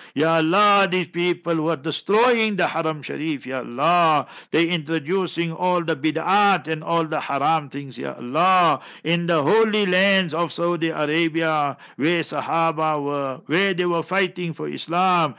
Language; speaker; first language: English; native; English